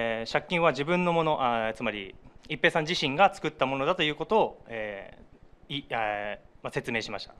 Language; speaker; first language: Japanese; native; Japanese